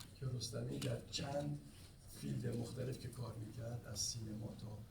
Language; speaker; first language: Persian; native; Persian